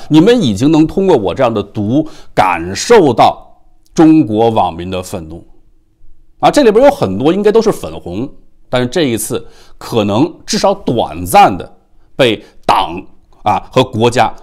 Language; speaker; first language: Chinese; native; Chinese